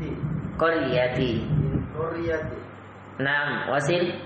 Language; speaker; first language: Arabic; non-native, fluent; Indonesian